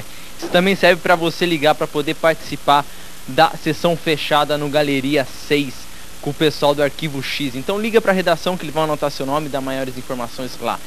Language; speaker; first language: Portuguese; native; Portuguese